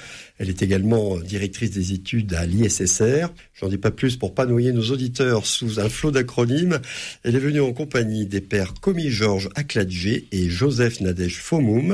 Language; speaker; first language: French; native; French